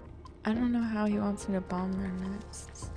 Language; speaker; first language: English; native; English